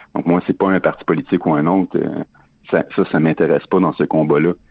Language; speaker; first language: French; native; French